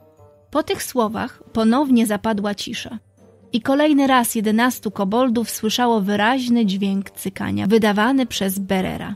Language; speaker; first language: Polish; native; Polish